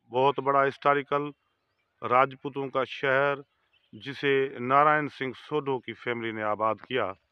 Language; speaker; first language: Urdu; non-native, local second language; Sindhi